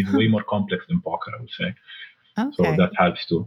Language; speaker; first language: English; non-native, fluent; Italian